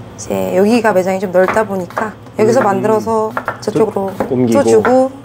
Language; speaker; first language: Korean; native; Korean